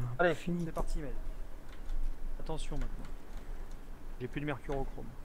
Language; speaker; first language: French; native; French